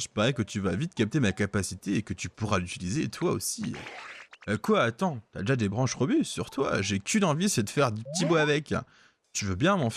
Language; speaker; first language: French; native; French